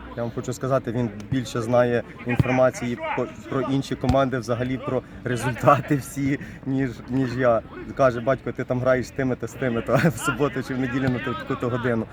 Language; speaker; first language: Ukrainian; native; Ukrainian